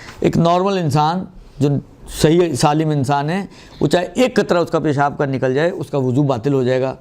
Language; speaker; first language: Urdu; non-native, local second language; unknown